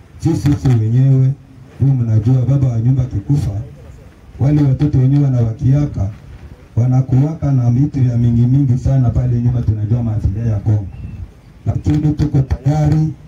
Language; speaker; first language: Swahili; native; Swahili